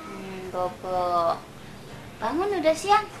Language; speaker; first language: Indonesian; native; Indonesian